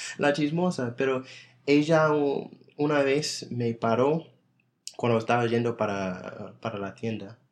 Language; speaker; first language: Spanish; non-native, fluent; English